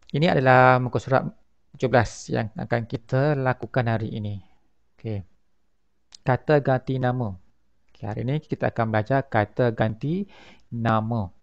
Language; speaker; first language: Malay; native; Malay